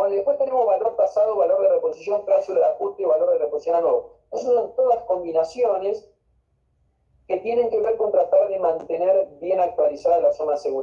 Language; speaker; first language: Spanish; native; Spanish